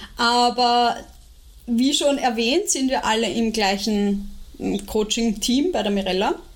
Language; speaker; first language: German; early bilingual, other home language; Bosnian